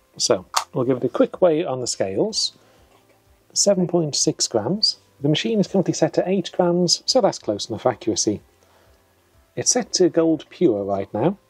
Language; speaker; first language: English; native; English